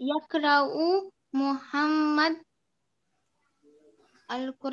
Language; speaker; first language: Arabic; non-native, learner; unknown